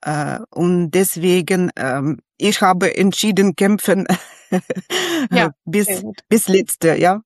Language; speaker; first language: German; non-native, learner; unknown